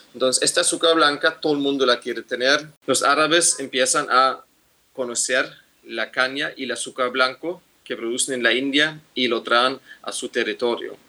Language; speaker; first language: Spanish; non-native, fluent; German